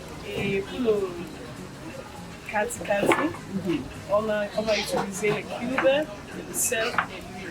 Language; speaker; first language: French; non-native, local second language; English